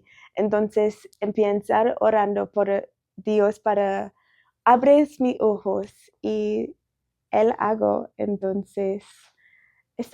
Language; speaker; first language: Spanish; non-native, learner; English